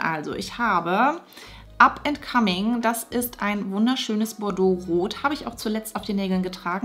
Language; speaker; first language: German; native; German